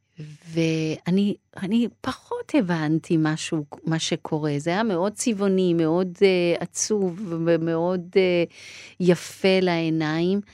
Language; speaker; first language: Hebrew; early bilingual, other home language; Persian